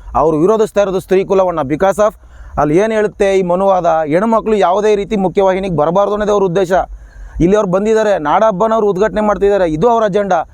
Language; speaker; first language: Kannada; native; Kannada